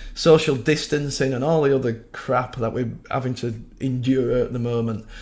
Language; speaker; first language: English; native; English